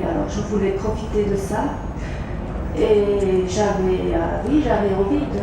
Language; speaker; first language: French; non-native, local second language; German